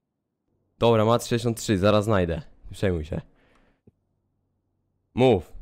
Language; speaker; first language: Polish; native; Polish